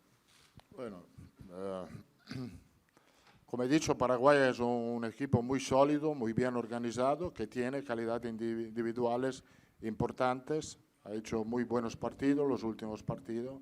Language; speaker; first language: Spanish; non-native, fluent; Italian